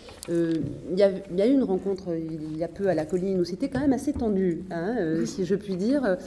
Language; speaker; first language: French; native; French